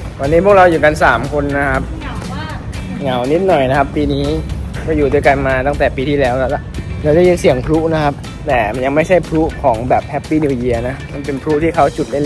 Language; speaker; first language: Thai; native; Thai